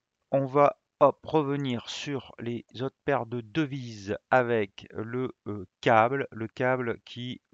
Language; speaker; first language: French; native; French